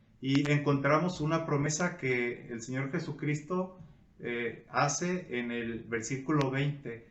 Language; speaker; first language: Spanish; native; Spanish